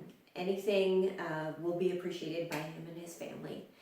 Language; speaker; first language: English; native; English